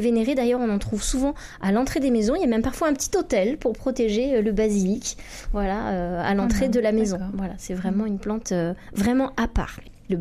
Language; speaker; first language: French; native; French